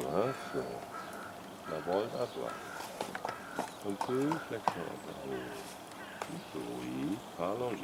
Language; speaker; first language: French; non-native, learner; German